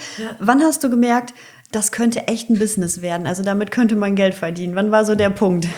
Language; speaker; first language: German; native; German